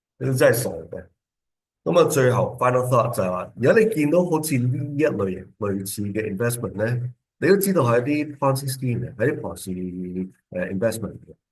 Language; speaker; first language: Cantonese; early bilingual, heritage; Cantonese